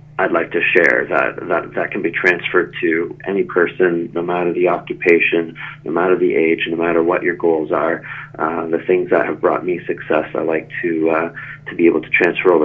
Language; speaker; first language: English; native; English